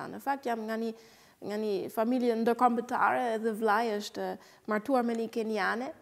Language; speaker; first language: Albanian; non-native, fluent; German